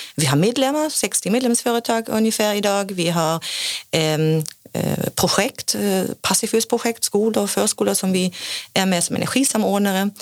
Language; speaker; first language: Swedish; non-native, fluent; German